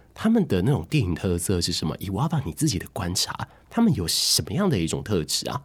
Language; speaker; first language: Chinese; native; Chinese